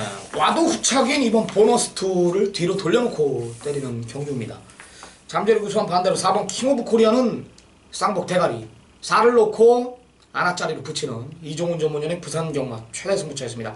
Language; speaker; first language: Korean; native; Korean